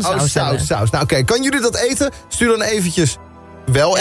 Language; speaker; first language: Dutch; native; Dutch